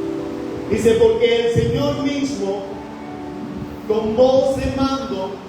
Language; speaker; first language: Spanish; native; Spanish